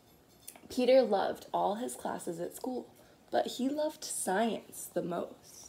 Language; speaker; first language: English; native; English